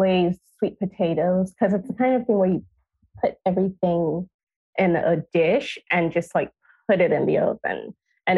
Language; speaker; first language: English; non-native, local second language; Yoruba